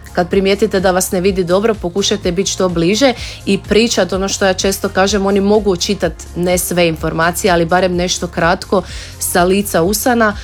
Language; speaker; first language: Croatian; native; Croatian